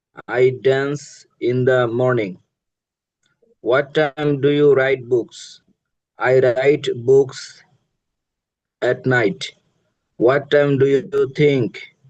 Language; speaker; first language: English; non-native, learner; Bangla